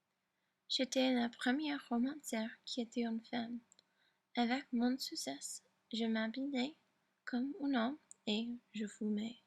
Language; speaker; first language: French; non-native, learner; English